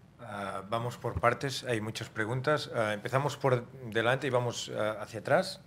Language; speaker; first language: Spanish; non-native, local second language; Catalan